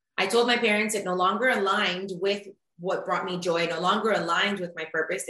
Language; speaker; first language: English; early bilingual, other home language; Spanish